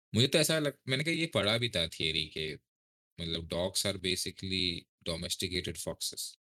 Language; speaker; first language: Hindi; non-native, local second language; Marathi